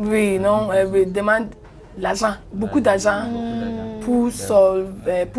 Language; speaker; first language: French; non-native, learner; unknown